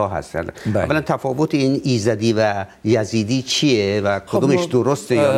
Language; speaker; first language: Persian; native; Persian